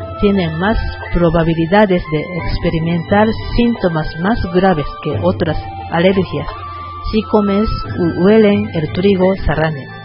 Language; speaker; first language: Spanish; non-native, learner; Japanese